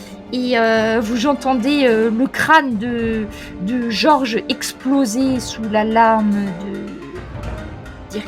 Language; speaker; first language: French; native; French